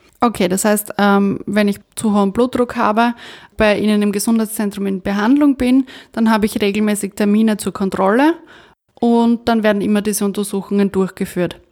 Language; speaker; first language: German; native; German